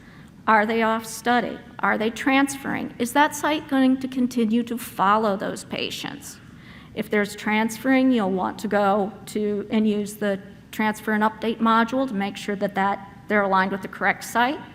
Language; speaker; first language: English; native; English